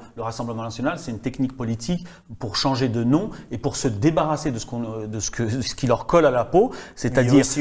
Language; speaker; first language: French; native; French